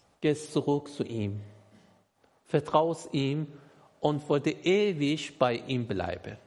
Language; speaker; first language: German; non-native, learner; Persian